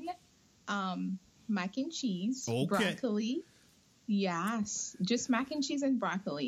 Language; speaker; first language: English; non-native, fluent; Haitian Creole